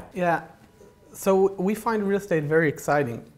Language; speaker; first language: English; non-native, fluent; Hebrew